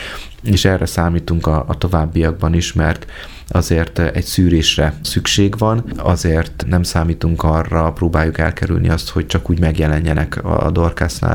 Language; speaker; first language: Hungarian; native; Hungarian